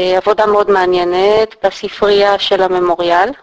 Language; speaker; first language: Hebrew; native; Hebrew